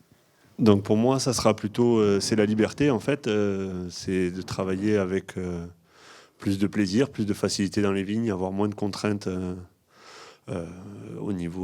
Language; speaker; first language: French; native; French